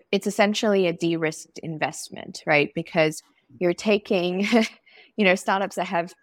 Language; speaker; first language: English; native; English